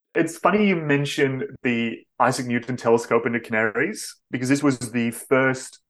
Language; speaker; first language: English; non-native, fluent; Dutch